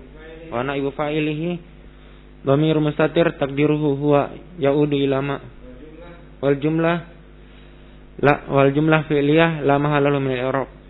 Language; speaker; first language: Arabic; non-native, learner; Indonesian